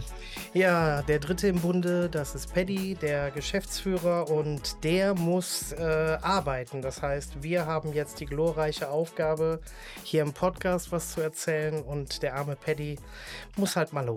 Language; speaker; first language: German; native; German